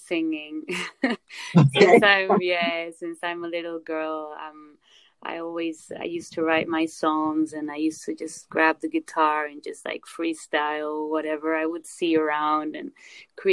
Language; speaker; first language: English; non-native, fluent; Spanish